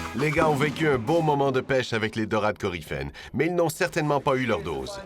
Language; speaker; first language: French; native; French